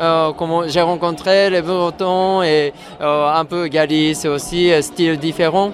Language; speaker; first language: French; non-native, fluent; Japanese